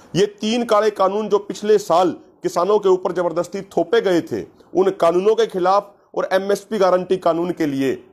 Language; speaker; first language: Hindi; native; Hindi